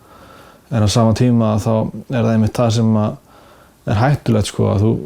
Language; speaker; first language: Icelandic; native; Icelandic